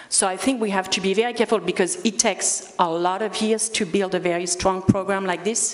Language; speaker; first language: English; early bilingual, other home language; Spanish